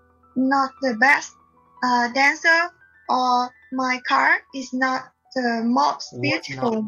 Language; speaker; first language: English; non-native, learner; Vietnamese